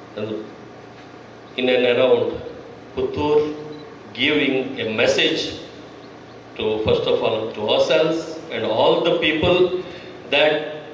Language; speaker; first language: English; non-native, local second language; Kannada